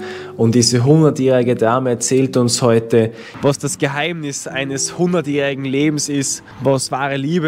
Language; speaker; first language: German; native; German